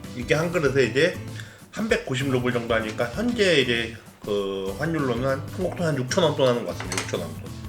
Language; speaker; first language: Korean; native; Korean